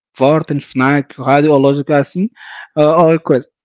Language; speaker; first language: Portuguese; early bilingual, heritage; French